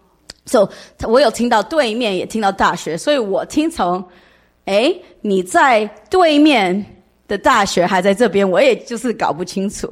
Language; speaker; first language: Chinese; early bilingual, heritage; English